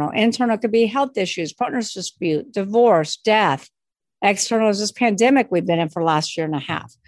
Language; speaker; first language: English; native; English